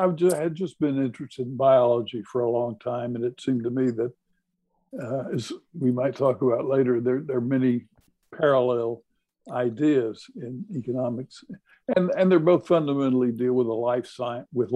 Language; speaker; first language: English; native; English